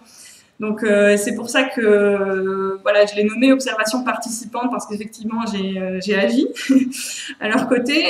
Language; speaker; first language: French; native; French